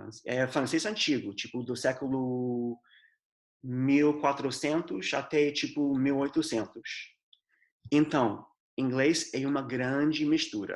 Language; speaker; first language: Portuguese; non-native, fluent; English